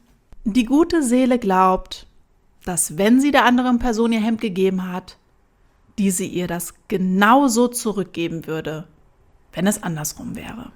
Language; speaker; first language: German; native; German